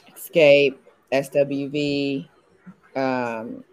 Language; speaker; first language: English; native; English